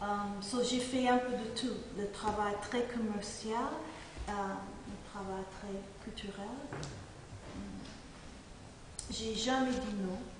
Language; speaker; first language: French; non-native, fluent; English